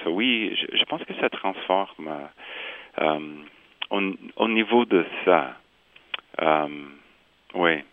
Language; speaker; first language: French; non-native, local second language; English